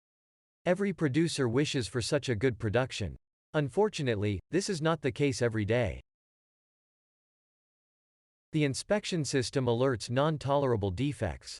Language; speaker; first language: English; non-native, fluent; German